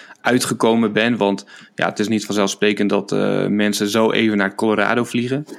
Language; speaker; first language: Dutch; native; Dutch